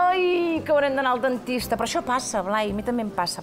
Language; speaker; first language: Catalan; native; Catalan